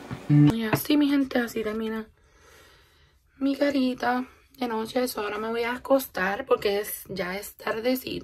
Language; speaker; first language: Spanish; early bilingual, heritage; Spanish